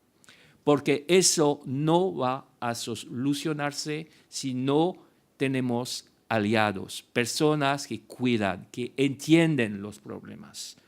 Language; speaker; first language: Spanish; non-native, fluent; French